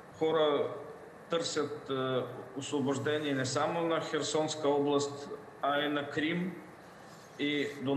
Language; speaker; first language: Bulgarian; non-native, fluent; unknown